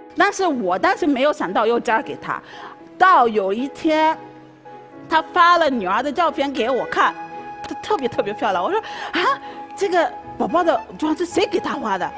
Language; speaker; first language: Chinese; non-native, fluent; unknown